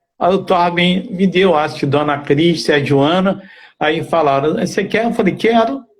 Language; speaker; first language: Portuguese; native; Portuguese